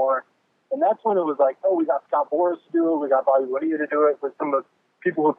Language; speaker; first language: English; native; English